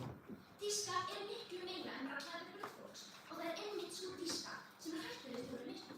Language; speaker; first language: Icelandic; native; Icelandic